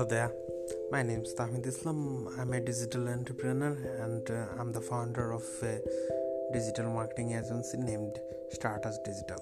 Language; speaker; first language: English; non-native, local second language; Bangla